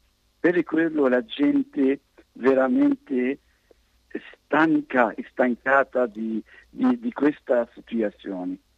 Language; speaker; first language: Italian; non-native, fluent; Arabic